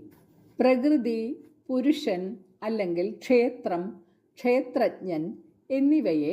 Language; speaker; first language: Malayalam; native; Malayalam